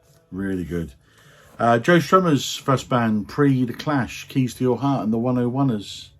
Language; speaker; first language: English; native; English